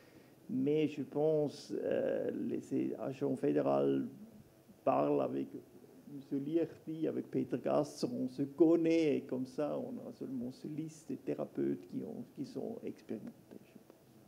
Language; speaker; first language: French; non-native, local second language; German